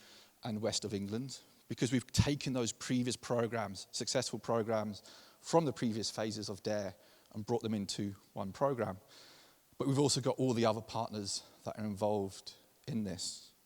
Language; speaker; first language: English; native; English